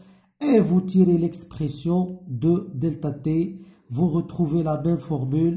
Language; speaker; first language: French; non-native, local second language; Arabic